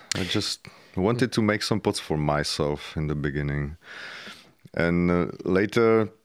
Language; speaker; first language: English; non-native, fluent; Czech